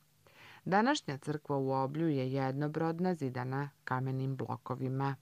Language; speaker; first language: Croatian; native; Croatian